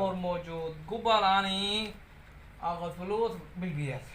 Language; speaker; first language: Arabic; non-native, learner; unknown